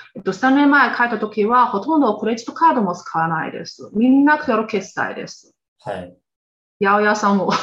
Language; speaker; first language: Japanese; non-native, fluent; Chinese